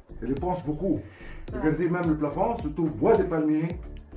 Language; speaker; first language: French; non-native, local second language; Arabic